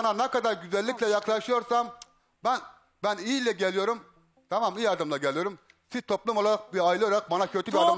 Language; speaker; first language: Turkish; native; Turkish